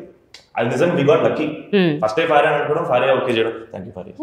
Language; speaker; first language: Telugu; native; Telugu